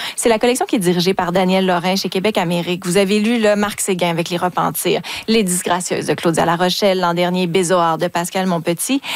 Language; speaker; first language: French; native; French